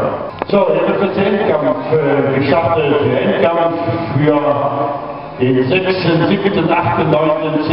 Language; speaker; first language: German; native; German